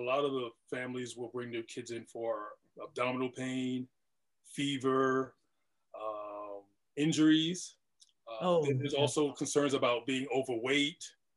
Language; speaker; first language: English; native; English